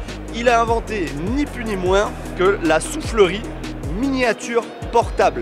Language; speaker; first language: French; native; French